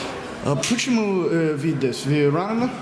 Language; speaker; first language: Russian; non-native, learner; English